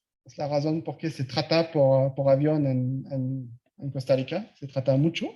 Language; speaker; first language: Spanish; non-native, fluent; French